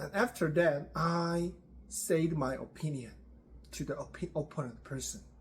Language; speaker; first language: English; non-native, learner; Korean